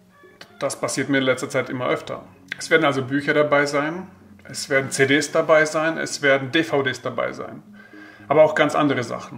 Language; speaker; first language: German; native; German